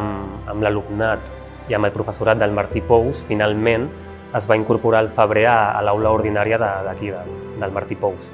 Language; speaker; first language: Catalan; native; Catalan